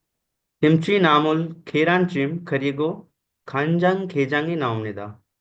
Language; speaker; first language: Korean; non-native, learner; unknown